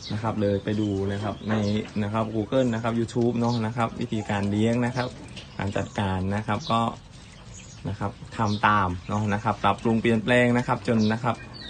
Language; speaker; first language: Thai; native; Thai